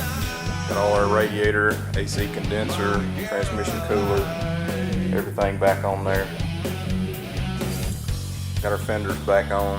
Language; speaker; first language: English; native; English